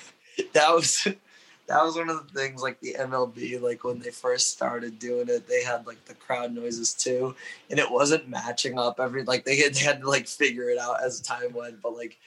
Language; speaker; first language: English; native; English